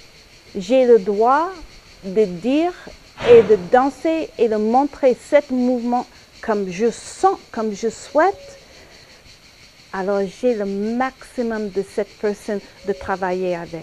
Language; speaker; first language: French; non-native, fluent; English